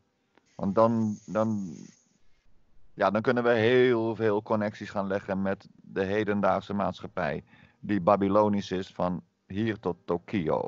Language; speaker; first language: Dutch; native; Dutch